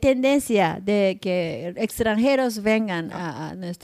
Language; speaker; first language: Spanish; non-native, learner; Japanese